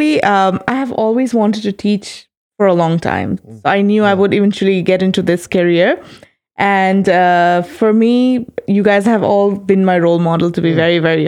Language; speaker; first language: English; non-native, local second language; Bangla